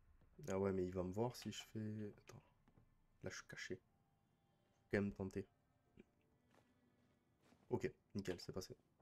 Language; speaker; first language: French; native; French